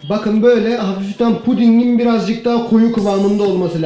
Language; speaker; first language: Turkish; native; Turkish